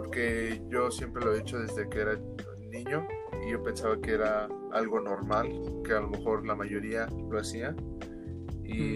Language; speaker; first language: Spanish; early bilingual, heritage; Spanish